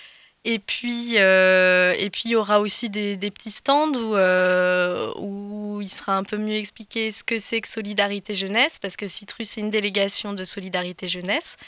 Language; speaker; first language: French; native; French